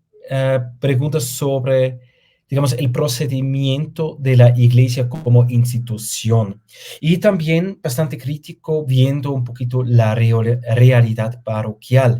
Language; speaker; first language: Spanish; non-native, fluent; German